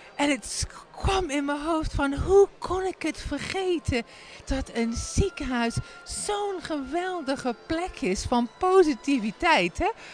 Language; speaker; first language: Dutch; non-native, fluent; English